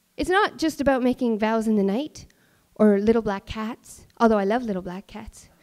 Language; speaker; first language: English; native; English